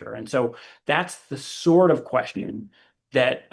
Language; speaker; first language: English; native; English